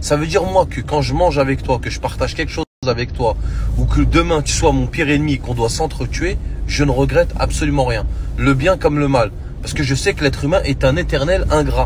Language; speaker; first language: French; native; French